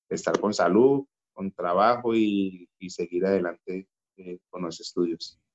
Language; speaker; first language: Spanish; native; Spanish